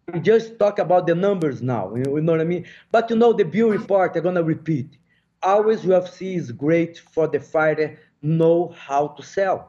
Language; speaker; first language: English; non-native, fluent; Portuguese